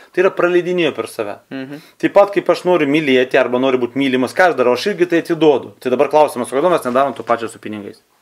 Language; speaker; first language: Lithuanian; non-native, local second language; Russian